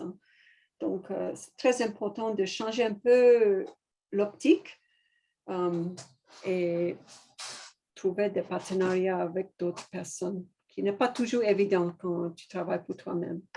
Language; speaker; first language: French; non-native, fluent; English